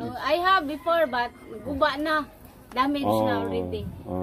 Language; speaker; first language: English; non-native, learner; Cebuano